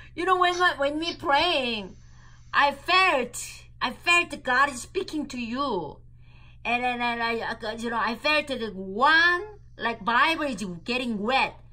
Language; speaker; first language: English; non-native, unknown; Korean